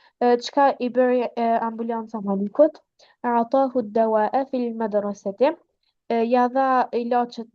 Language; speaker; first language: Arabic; non-native, learner; Albanian